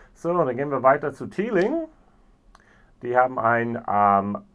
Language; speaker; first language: German; non-native, fluent; English